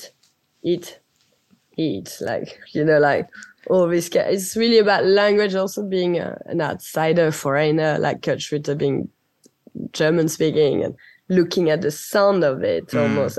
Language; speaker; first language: English; non-native, fluent; French